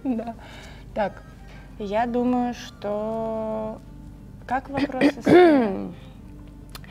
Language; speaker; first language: Russian; native; Russian